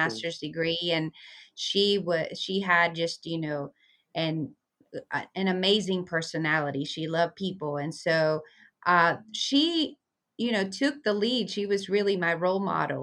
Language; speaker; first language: English; early bilingual, other home language; Spanish